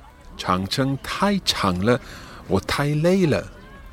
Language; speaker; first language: Chinese; non-native, learner; English